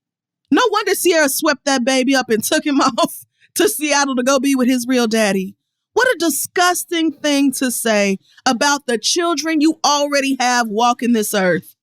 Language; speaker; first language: English; native; English